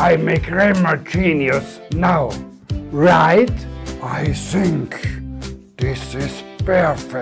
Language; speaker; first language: English; non-native, learner; German